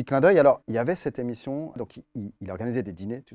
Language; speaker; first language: French; native; French